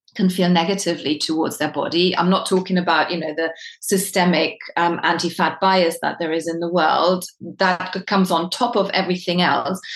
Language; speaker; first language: English; non-native, fluent; German